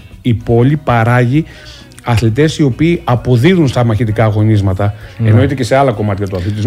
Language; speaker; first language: Greek; native; Greek